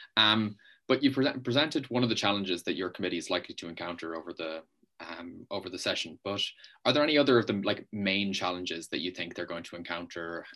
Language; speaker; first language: English; native; English